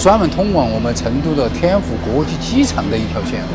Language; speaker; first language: Chinese; native; Chinese